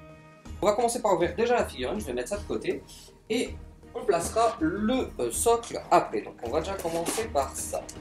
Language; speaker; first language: French; native; French